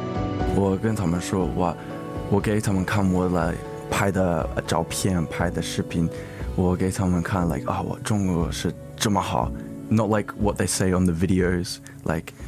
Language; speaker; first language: Chinese; early bilingual, heritage; English